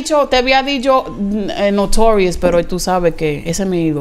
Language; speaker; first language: Spanish; early bilingual, heritage; Spanish